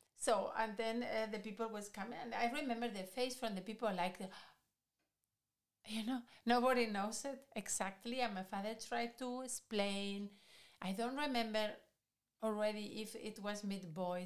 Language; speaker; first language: English; non-native, fluent; Spanish